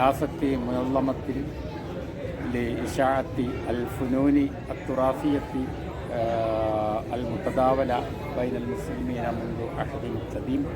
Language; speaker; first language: Arabic; non-native, fluent; Malayalam